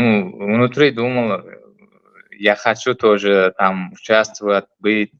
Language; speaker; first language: Russian; non-native, learner; Uzbek